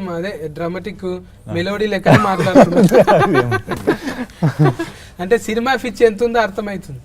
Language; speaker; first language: Telugu; native; Telugu